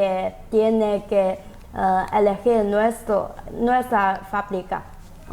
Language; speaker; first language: Spanish; non-native, learner; Chinese